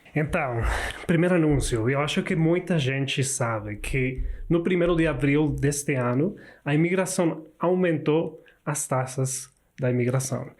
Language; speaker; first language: Portuguese; non-native, learner; Spanish